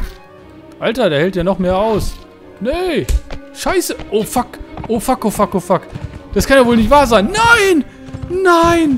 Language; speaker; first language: German; native; German